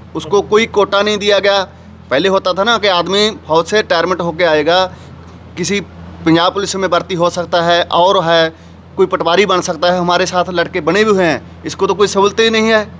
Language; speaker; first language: Hindi; native; Hindi